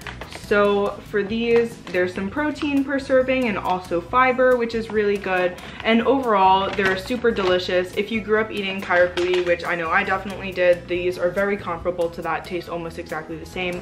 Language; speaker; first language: English; native; English